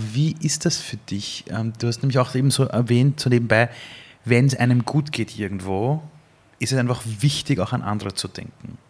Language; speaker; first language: German; early bilingual, other home language; Persian